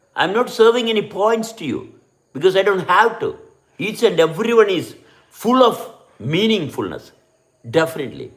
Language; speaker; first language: English; non-native, local second language; Malayalam